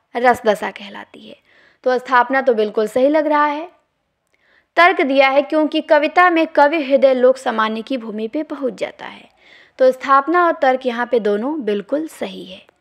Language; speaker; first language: Hindi; native; Hindi